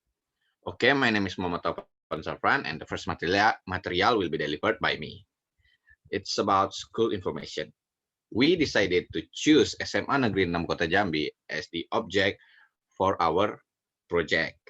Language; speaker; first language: English; non-native, fluent; Indonesian